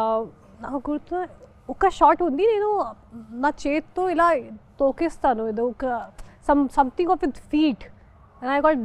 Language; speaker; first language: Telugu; non-native, local second language; Hindi